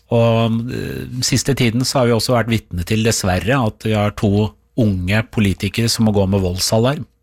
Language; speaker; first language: Norwegian; early bilingual, other home language; Persian